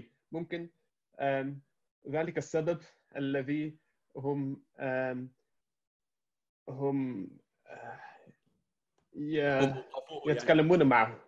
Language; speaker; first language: Arabic; non-native, learner; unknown